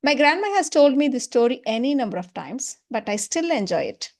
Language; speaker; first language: English; non-native, local second language; Tamil